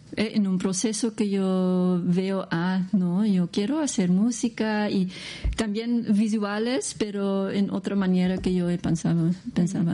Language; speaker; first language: Spanish; non-native, learner; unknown